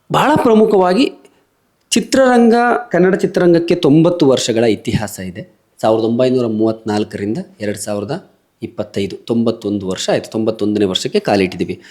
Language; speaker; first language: Kannada; native; Kannada